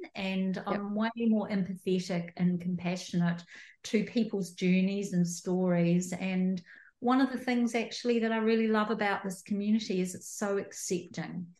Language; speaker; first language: English; native; English